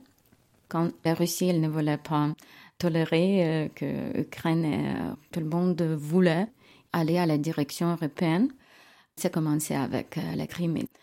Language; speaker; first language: French; non-native, learner; Ukrainian